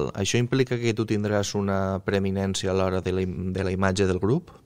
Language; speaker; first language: Catalan; native; Catalan